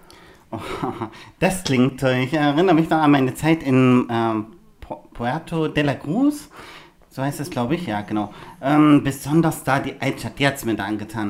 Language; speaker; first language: German; native; German